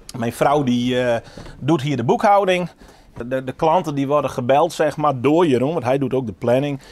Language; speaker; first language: Dutch; non-native, local second language; Western Frisian